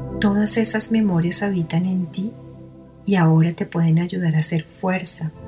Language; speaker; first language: Spanish; native; Spanish